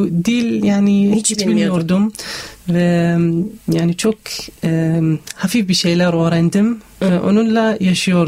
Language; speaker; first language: Turkish; non-native, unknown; Arabic